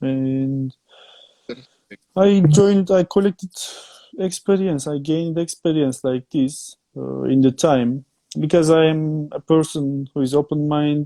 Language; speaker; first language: English; non-native, fluent; Turkish